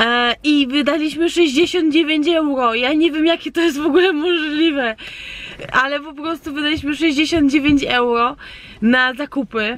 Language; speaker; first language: Polish; native; Polish